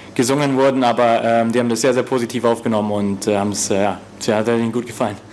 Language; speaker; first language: German; native; German